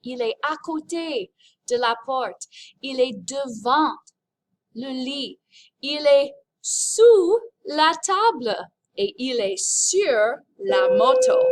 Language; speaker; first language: French; non-native, fluent; English